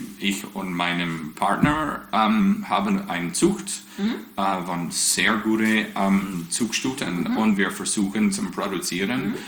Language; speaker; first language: German; early bilingual, heritage; English